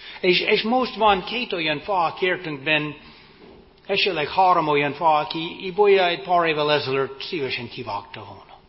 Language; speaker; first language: Hungarian; non-native, fluent; English